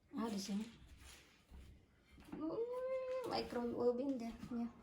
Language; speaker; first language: English; non-native, learner; Filipino